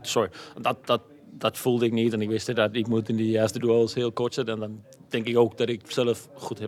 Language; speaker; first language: Dutch; non-native, fluent; Danish